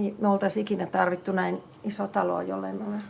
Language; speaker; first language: Finnish; native; Finnish